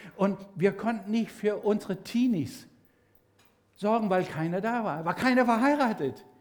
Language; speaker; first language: German; non-native, fluent; Spanish